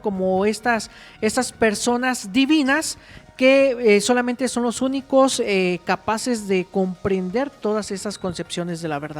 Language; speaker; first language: Spanish; native; Spanish